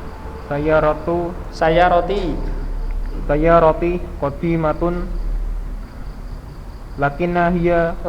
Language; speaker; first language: Arabic; non-native, learner; Indonesian